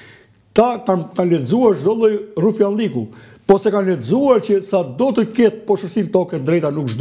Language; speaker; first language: Albanian; native; Albanian